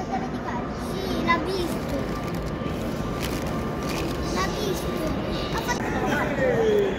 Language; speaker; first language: Italian; early bilingual, other home language; Filipino